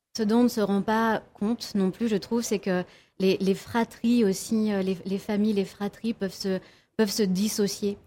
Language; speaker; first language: French; native; French